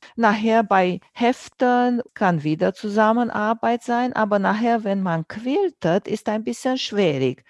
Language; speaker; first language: German; non-native, fluent; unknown